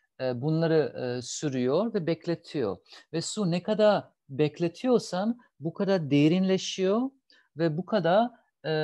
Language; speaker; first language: Turkish; non-native, fluent; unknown